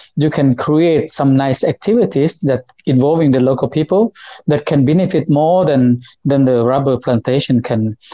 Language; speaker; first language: English; non-native, learner; Lao